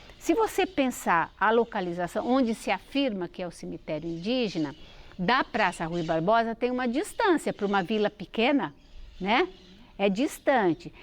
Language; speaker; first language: Portuguese; native; Portuguese